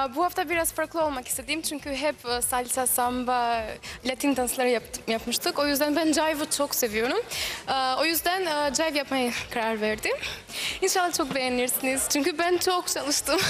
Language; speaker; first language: Turkish; non-native, fluent; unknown